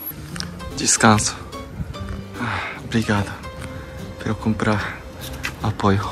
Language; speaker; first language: Portuguese; non-native, local second language; Japanese